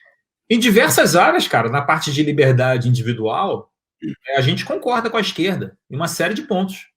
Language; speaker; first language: Portuguese; native; Portuguese